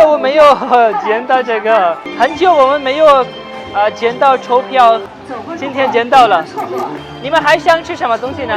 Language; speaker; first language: Chinese; non-native, fluent; Urdu